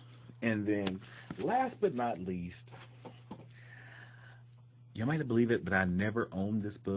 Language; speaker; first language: English; native; English